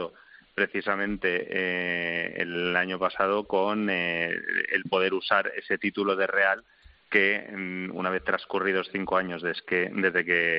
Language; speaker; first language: Spanish; native; Spanish